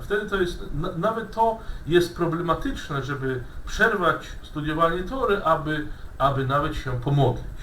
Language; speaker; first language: Polish; non-native, fluent; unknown